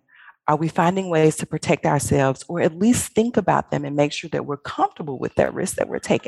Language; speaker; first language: English; native; English